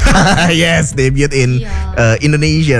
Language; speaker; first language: English; non-native, fluent; Indonesian